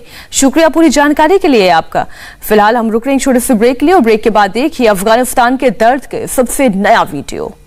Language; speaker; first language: Hindi; native; Hindi